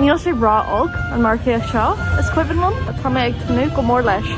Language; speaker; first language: Irish; non-native, local second language; English